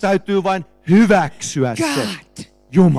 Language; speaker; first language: Finnish; native; Finnish